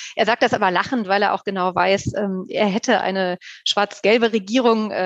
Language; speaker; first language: German; native; German